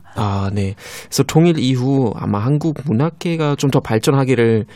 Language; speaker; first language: Korean; non-native, fluent; German